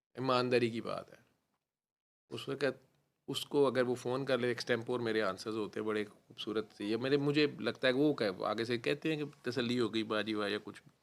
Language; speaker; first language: Urdu; non-native, local second language; Punjabi